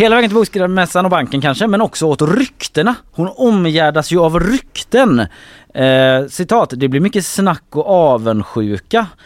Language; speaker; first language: Swedish; native; Swedish